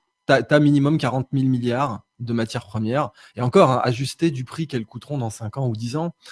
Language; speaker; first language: French; native; French